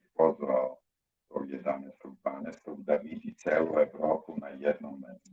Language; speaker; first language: Serbian; native; Serbian